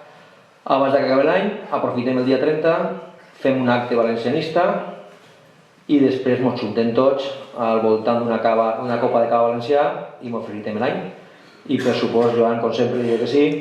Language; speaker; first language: Catalan; native; Catalan